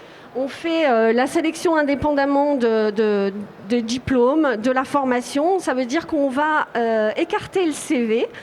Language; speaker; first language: French; native; French